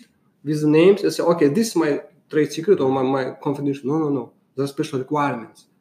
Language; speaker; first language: English; non-native, learner; Uzbek